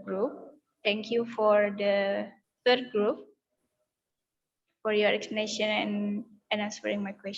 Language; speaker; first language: English; non-native, learner; Indonesian